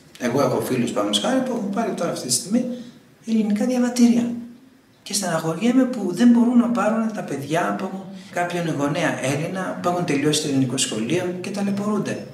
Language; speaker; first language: Greek; early bilingual, heritage; Greek